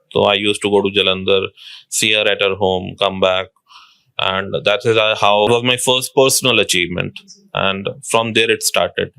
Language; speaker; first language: English; non-native, local second language; Hindi